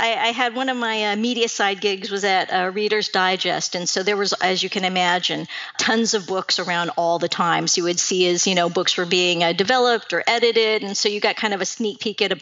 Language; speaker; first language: English; native; English